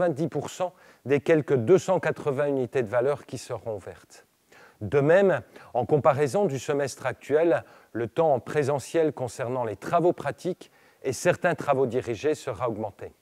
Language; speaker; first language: French; native; French